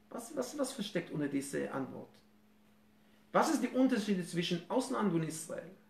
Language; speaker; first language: German; non-native, fluent; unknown